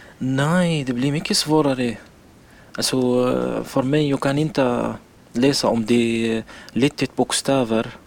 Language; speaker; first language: Swedish; non-native, learner; Arabic